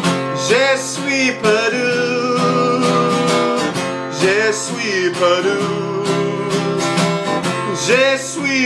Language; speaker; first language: French; non-native, learner; English